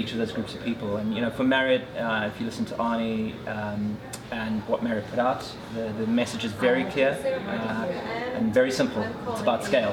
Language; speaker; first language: English; native; English